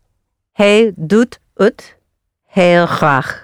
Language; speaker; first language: Dutch; non-native, learner; English